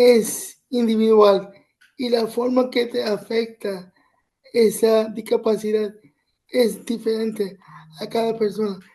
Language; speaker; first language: Spanish; early bilingual, other home language; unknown